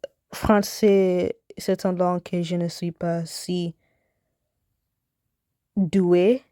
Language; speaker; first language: French; non-native, learner; English